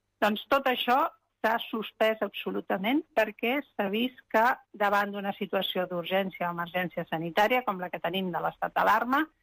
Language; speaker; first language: Catalan; non-native, local second language; Spanish